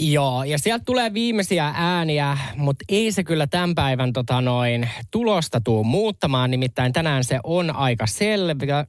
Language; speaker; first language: Finnish; native; Finnish